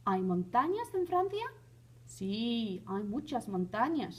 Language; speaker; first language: Spanish; non-native, fluent; French